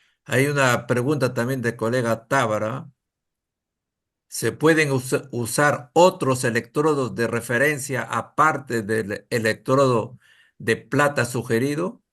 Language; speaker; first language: Spanish; native; Spanish